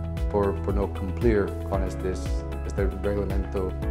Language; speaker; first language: Spanish; non-native, fluent; English